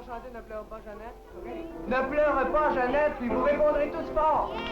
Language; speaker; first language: French; native; French